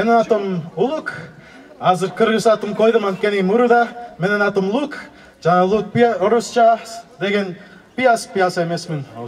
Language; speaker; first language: Kyrgyz; non-native, learner; English